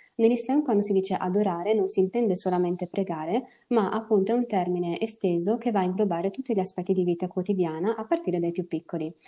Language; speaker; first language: Italian; early bilingual, other home language; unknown